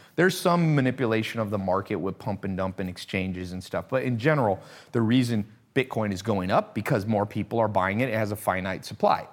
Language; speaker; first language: English; native; English